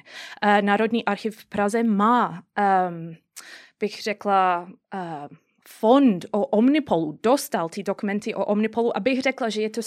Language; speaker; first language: Czech; non-native, fluent; English